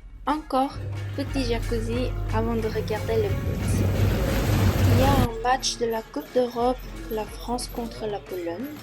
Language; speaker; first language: French; non-native, fluent; Korean